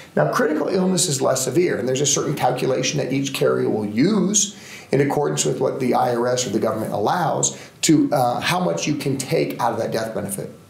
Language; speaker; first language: English; native; English